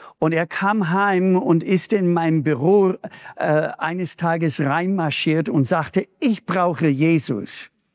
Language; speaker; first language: German; non-native, fluent; English